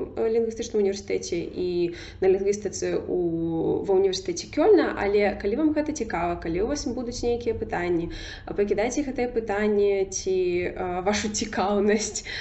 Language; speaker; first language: Belarusian; non-native, local second language; Russian